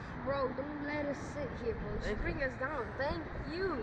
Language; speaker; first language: English; native; English